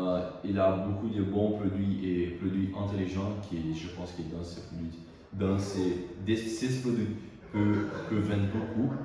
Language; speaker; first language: French; non-native, learner; Portuguese